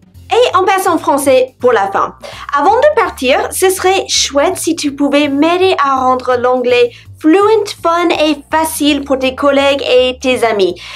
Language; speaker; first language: French; non-native, fluent; English